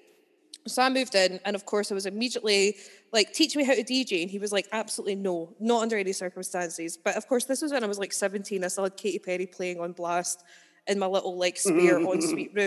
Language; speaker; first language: English; native; English